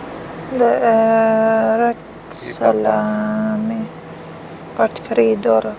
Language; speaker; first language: Swedish; non-native, local second language; Filipino